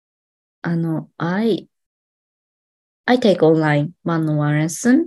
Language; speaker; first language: English; non-native, learner; Japanese